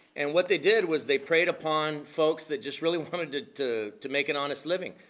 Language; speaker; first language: English; early bilingual, other home language; Spanish